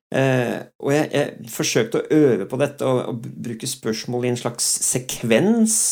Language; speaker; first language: Norwegian; early bilingual, other home language; Dutch